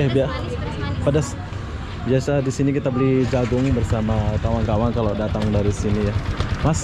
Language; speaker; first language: Indonesian; native; Indonesian